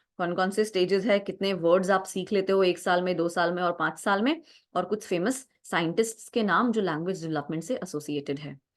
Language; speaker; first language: Hindi; native; Hindi